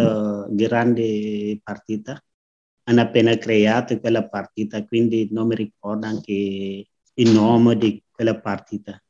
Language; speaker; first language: Italian; non-native, learner; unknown